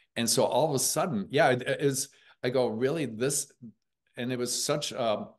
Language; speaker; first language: English; early bilingual, other home language; German